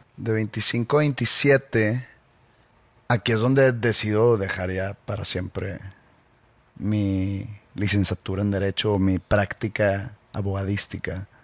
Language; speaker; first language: Spanish; native; Spanish